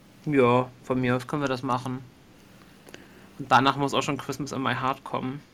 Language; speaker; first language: German; native; German